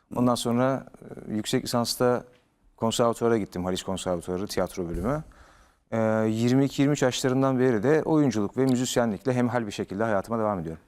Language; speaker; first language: Turkish; native; Turkish